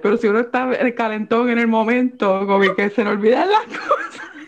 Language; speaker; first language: Spanish; early bilingual, heritage; Spanish